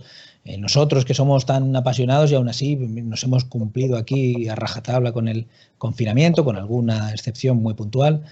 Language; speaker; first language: Spanish; native; Spanish